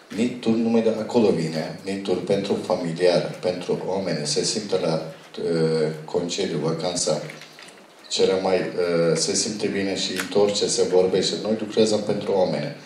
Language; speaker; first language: Romanian; non-native, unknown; Turkish